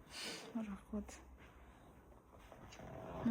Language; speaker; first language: Russian; non-native, local second language; Azerbaijani